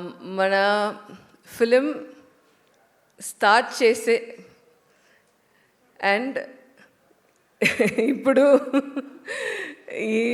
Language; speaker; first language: Telugu; non-native, learner; Tamil